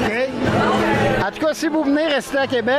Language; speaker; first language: French; native; French